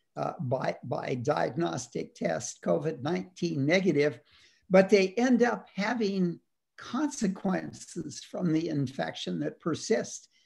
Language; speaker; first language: English; native; English